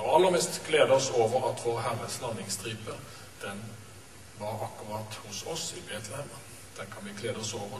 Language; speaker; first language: Norwegian; native; Norwegian